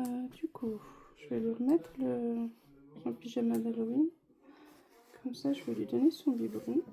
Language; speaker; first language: French; native; French